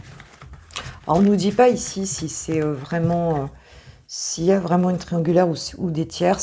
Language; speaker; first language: French; native; French